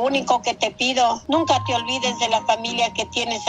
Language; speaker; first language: Spanish; native; Spanish